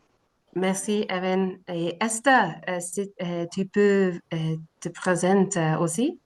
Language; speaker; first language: French; non-native, learner; English